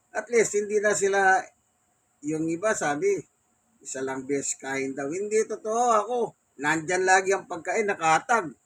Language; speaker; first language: Filipino; non-native, local second language; Pampanga